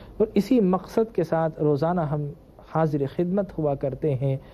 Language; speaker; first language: Urdu; native; Urdu